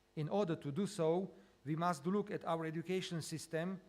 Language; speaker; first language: English; non-native, fluent; Slovak